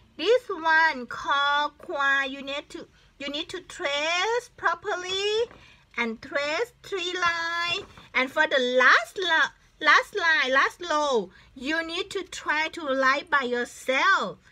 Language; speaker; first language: English; non-native, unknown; Thai